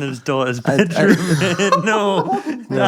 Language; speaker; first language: English; native; English